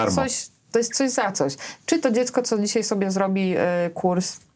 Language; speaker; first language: Polish; native; Polish